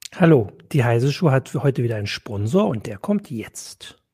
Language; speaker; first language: German; native; German